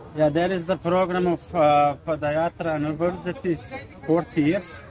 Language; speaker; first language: English; non-native, learner; Slovenian